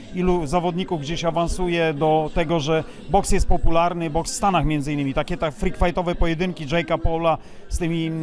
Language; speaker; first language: Polish; native; Polish